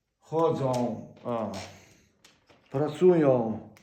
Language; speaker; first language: Polish; non-native, fluent; Ukrainian